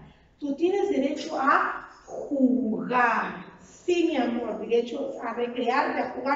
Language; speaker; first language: Spanish; native; Spanish